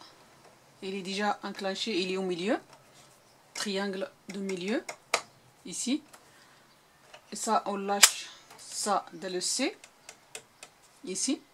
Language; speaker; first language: French; non-native, local second language; Arabic